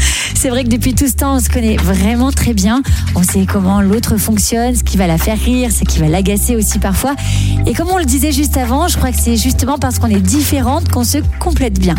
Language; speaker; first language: French; native; French